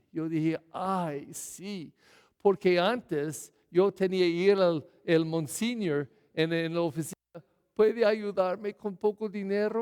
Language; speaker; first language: Spanish; non-native, fluent; English